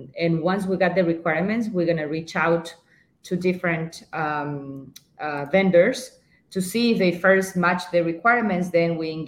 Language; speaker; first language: English; non-native, fluent; Spanish